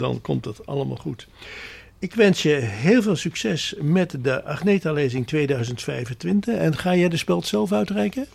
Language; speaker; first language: Dutch; native; Dutch